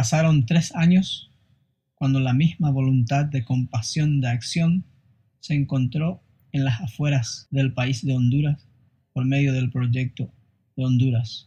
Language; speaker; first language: Spanish; non-native, fluent; English